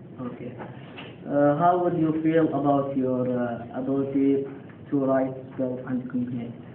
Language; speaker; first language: English; non-native, learner; Arabic